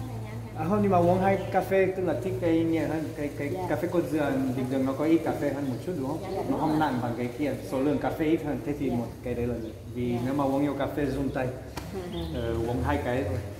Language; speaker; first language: Vietnamese; non-native, fluent; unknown